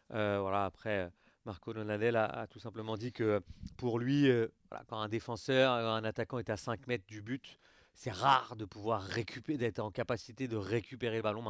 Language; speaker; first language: French; native; French